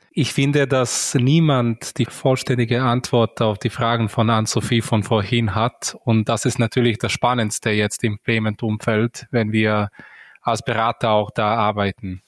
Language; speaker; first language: German; native; German